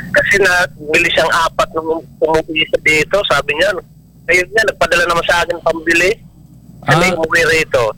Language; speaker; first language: Filipino; non-native, local second language; Bikol